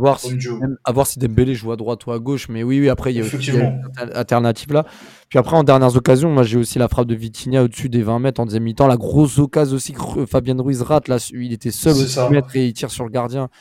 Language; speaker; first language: French; native; French